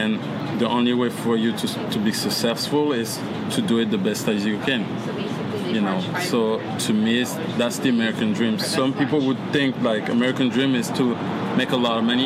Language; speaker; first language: English; non-native, fluent; French